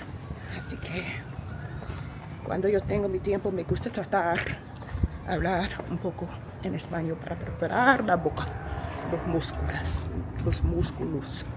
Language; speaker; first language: Spanish; non-native, learner; English